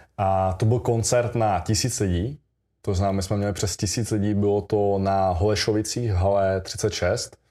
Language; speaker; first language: Czech; early bilingual, other home language; Russian